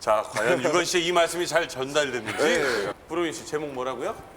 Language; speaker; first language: Korean; native; Korean